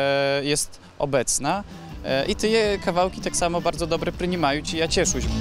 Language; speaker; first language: Polish; non-native, local second language; Belarusian